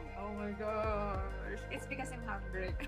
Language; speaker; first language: English; non-native, local second language; Filipino